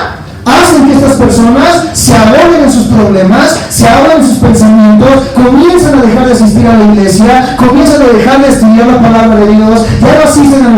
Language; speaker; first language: Spanish; native; Spanish